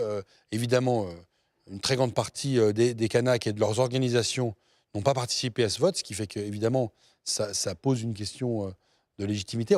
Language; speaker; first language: French; native; French